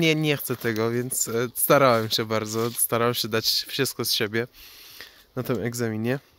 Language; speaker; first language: Polish; non-native, fluent; Persian